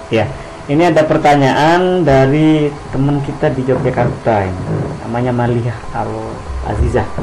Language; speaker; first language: Indonesian; non-native, local second language; Madurese